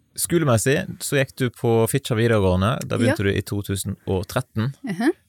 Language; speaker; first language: Norwegian; native; Norwegian